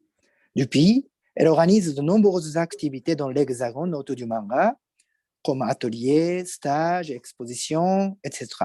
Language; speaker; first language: French; non-native, fluent; Japanese